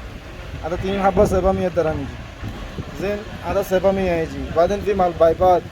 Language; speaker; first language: Arabic; non-native, learner; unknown